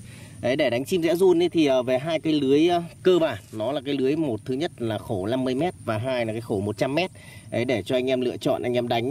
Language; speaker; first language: Vietnamese; native; Vietnamese